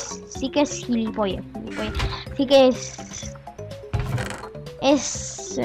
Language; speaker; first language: Spanish; native; Spanish